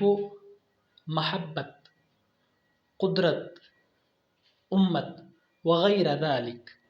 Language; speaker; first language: Arabic; non-native, fluent; Urdu